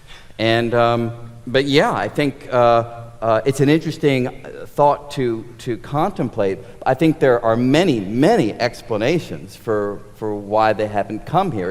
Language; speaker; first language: English; native; English